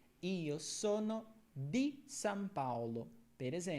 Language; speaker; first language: Italian; non-native, fluent; Portuguese